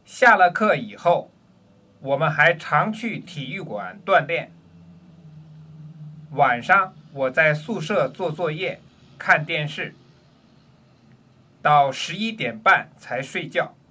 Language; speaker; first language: Chinese; non-native, learner; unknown